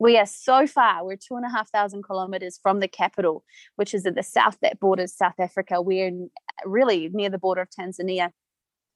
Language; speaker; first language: English; native; English